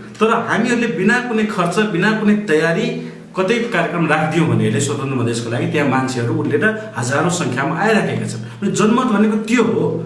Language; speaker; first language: Nepali; non-native, local second language; Maithili